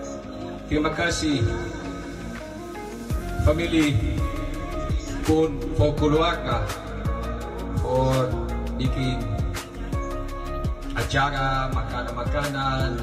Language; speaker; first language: Indonesian; non-native, learner; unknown